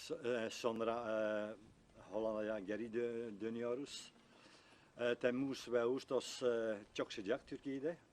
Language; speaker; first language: Turkish; non-native, learner; Dutch